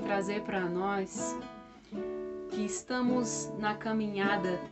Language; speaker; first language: Portuguese; native; Portuguese